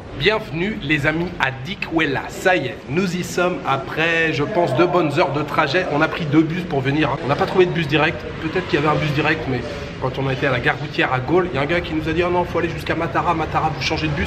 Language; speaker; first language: French; native; French